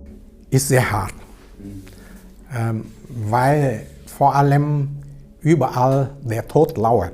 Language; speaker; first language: German; non-native, learner; Vietnamese